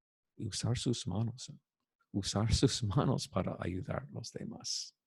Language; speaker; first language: Spanish; non-native, fluent; English